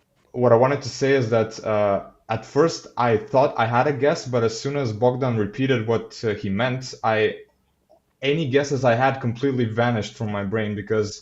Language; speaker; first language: English; non-native, fluent; Bulgarian